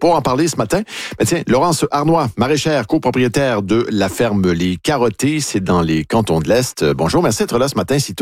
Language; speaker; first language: French; native; French